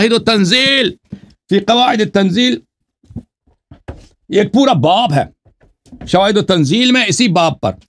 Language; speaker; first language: Urdu; non-native, fluent; Persian